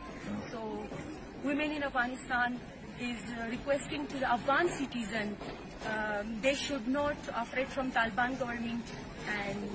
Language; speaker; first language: English; non-native, learner; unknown